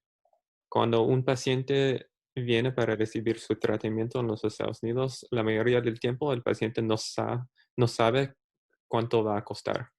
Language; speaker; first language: Spanish; early bilingual, heritage; Spanish